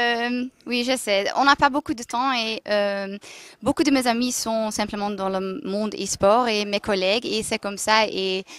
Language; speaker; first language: French; non-native, local second language; Dutch